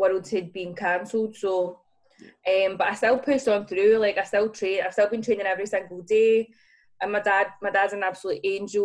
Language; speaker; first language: English; native; English